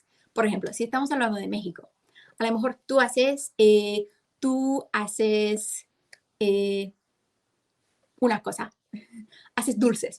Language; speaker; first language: Spanish; non-native, fluent; English